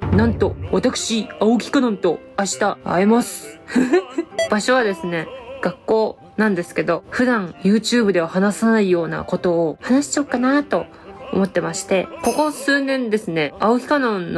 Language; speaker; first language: Japanese; native; Japanese